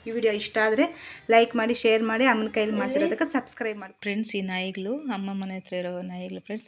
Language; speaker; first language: Kannada; non-native, local second language; Telugu